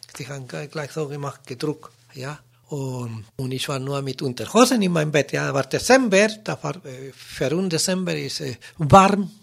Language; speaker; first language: German; non-native, learner; Spanish